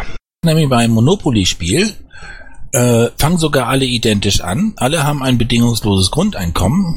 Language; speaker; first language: German; native; German